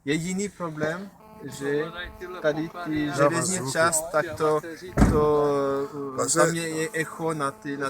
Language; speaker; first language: Czech; non-native, learner; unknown